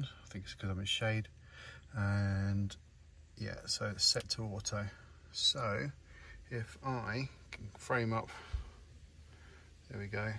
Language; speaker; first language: English; native; English